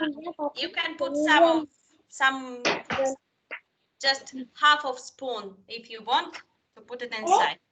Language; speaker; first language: English; non-native, fluent; Spanish